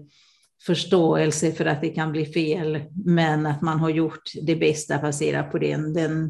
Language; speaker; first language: Swedish; non-native, fluent; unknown